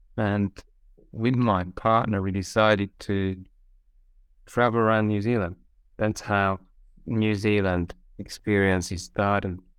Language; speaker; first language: English; non-native, fluent; Hungarian